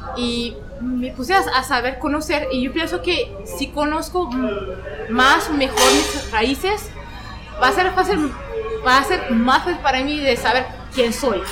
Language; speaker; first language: Spanish; non-native, fluent; French